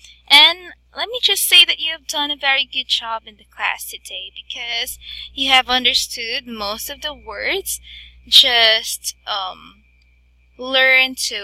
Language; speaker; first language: English; non-native, fluent; Filipino